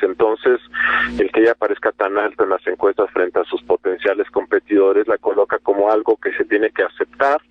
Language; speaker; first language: Spanish; native; Spanish